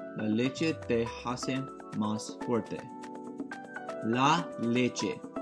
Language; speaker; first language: Spanish; non-native, learner; English